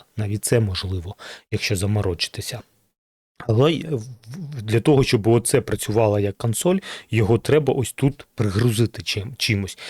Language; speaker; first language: Ukrainian; non-native, local second language; Russian